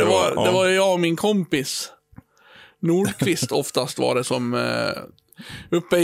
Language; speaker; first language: Swedish; native; Swedish